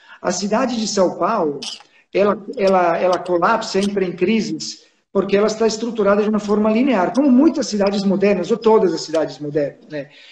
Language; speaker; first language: Portuguese; non-native, fluent; Croatian